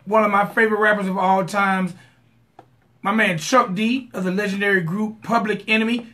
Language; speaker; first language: English; native; English